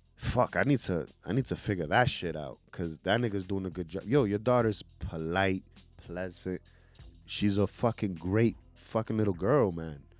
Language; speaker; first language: English; early bilingual, other home language; Spanish